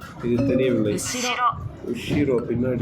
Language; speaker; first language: Japanese; non-native, learner; Tamil